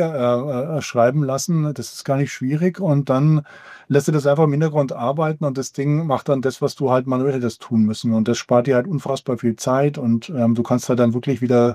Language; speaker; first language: German; native; German